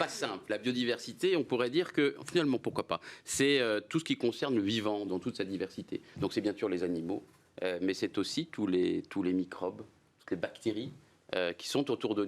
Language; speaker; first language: French; native; French